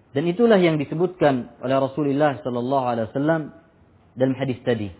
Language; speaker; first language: Malay; non-native, local second language; Sasak